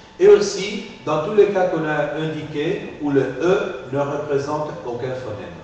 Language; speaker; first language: French; non-native, fluent; Spanish